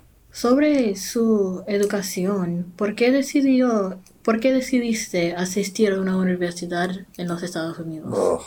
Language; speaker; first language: Spanish; non-native, learner; English